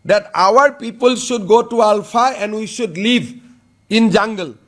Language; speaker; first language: English; non-native, local second language; Assamese